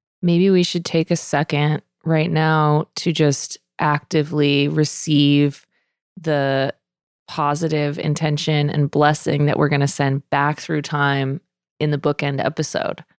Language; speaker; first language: English; native; English